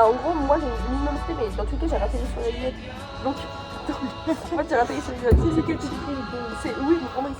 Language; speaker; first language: French; native; French